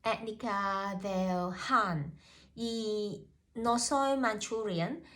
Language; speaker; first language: Spanish; non-native, learner; Cantonese